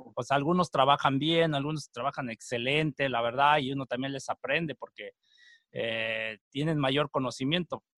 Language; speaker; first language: Spanish; native; Spanish